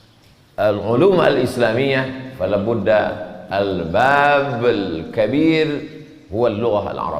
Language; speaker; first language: Arabic; non-native, fluent; Indonesian